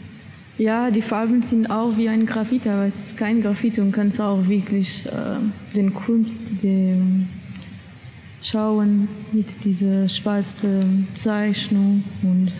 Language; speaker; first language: German; non-native, learner; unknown